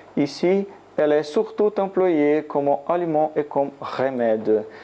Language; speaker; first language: French; non-native, learner; Portuguese